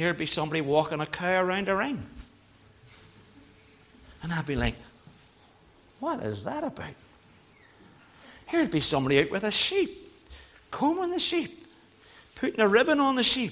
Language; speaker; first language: English; native; English